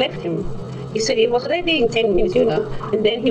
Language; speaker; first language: English; non-native, learner; German